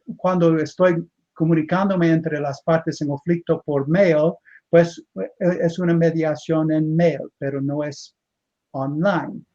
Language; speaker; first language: Spanish; non-native, fluent; English